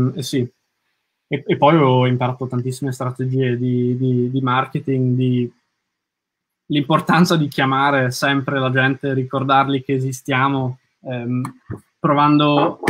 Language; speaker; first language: Italian; early bilingual, heritage; Italian